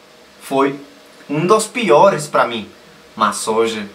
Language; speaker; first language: Portuguese; non-native, fluent; Spanish